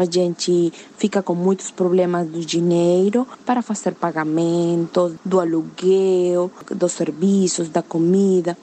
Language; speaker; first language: Portuguese; non-native, learner; Spanish